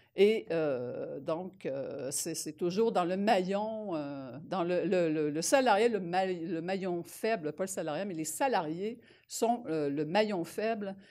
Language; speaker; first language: French; native; French